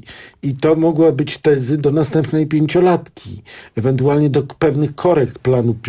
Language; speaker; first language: Polish; native; Polish